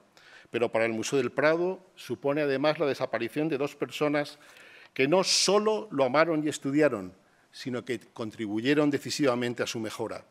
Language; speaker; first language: Spanish; native; Spanish